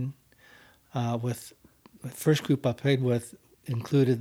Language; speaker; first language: English; native; English